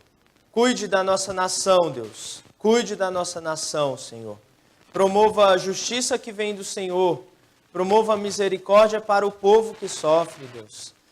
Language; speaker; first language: Portuguese; native; Portuguese